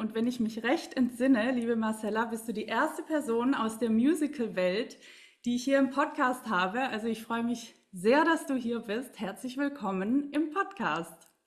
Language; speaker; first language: German; native; German